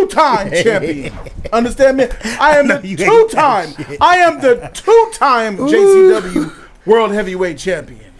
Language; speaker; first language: English; native; English